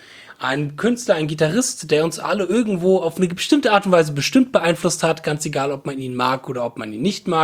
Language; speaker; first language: German; native; German